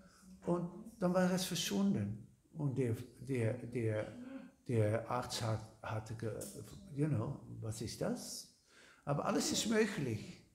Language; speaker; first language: German; non-native, learner; Dutch